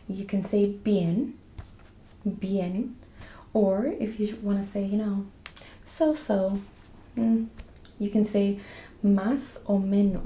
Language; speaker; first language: Spanish; non-native, fluent; English